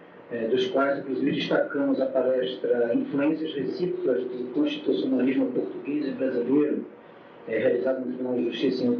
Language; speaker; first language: Portuguese; native; Portuguese